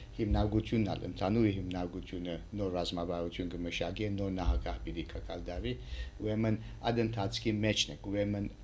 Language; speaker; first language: Armenian; early bilingual, heritage; Armenian